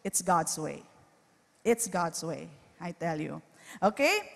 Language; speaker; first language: English; non-native, local second language; Filipino